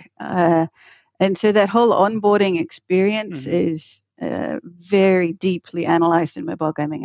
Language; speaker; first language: English; native; English